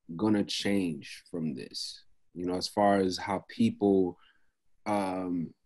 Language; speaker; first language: English; native; English